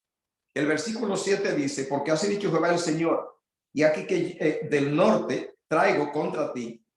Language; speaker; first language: Spanish; native; Spanish